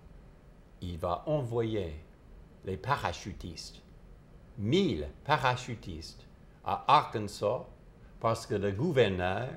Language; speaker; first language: French; non-native, fluent; English